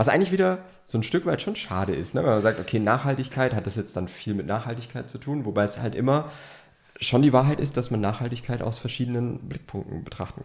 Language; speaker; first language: German; native; German